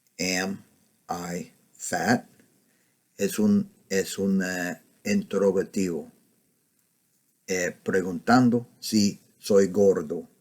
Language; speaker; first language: Spanish; non-native, fluent; English